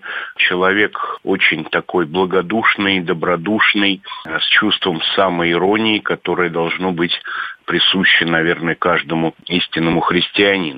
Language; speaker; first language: Russian; native; Russian